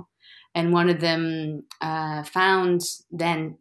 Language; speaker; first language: English; native; English